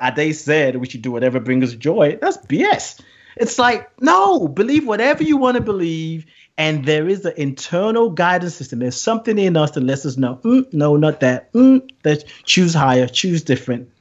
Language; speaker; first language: English; non-native, local second language; Yoruba